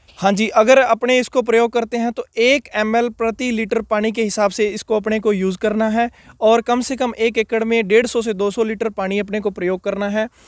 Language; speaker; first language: Hindi; non-native, local second language; Punjabi